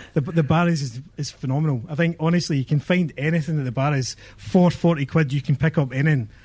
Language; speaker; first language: English; native; English